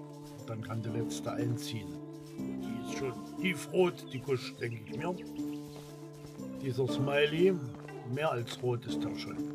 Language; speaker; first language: German; native; German